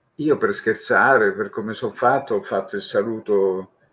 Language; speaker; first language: Italian; native; Italian